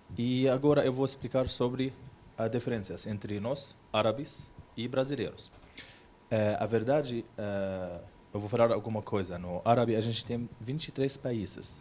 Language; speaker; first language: Portuguese; non-native, learner; Arabic